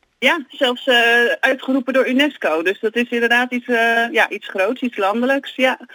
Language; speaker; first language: Dutch; native; Dutch